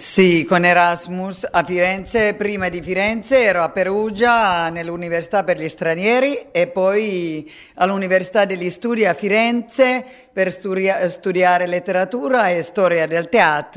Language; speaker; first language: Italian; non-native, fluent; Finnish